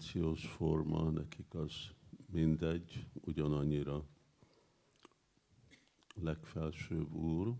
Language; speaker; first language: Hungarian; early bilingual, heritage; Hungarian